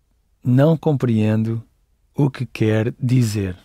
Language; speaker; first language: Portuguese; non-native, learner; English